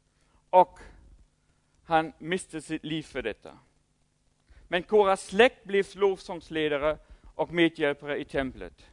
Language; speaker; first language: Swedish; non-native, fluent; German